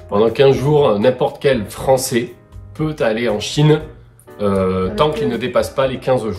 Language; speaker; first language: French; native; French